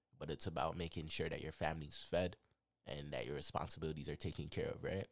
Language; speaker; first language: English; native; English